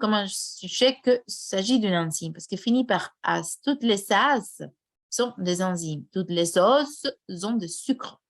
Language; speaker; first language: French; non-native, fluent; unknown